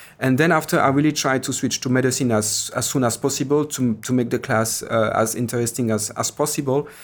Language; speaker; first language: English; non-native, fluent; French